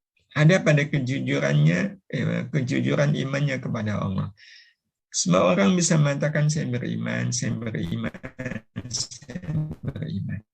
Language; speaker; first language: Indonesian; native; Indonesian